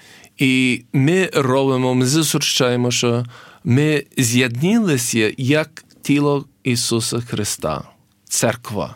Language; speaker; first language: Ukrainian; early bilingual, heritage; English